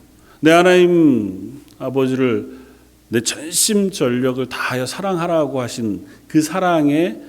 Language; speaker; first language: Korean; native; Korean